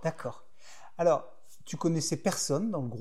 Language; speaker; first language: French; native; French